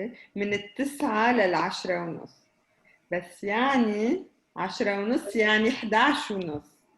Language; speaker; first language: Arabic; native; Arabic